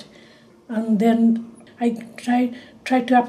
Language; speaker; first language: English; non-native, local second language; Bangla